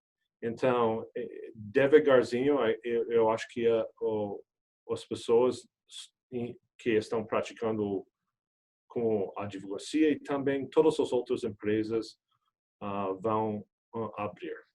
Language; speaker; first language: Portuguese; non-native, fluent; English